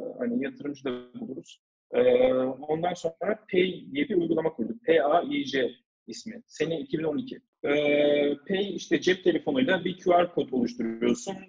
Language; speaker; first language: Turkish; early bilingual, heritage; Turkish